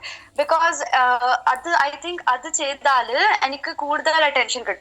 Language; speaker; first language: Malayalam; early bilingual, heritage; Malayalam